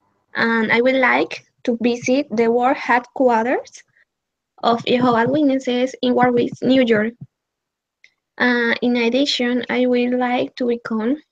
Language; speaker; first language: English; non-native, learner; Spanish